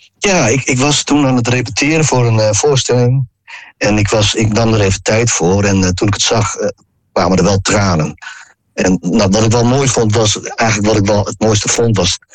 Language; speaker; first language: Dutch; native; Dutch